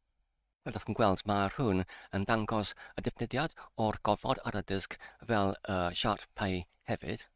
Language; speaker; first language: Welsh; non-native, learner; English